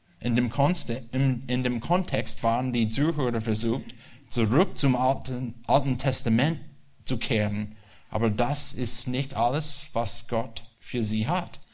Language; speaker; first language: German; non-native, learner; English